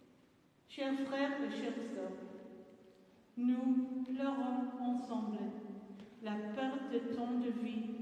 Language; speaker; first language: French; non-native, fluent; Hebrew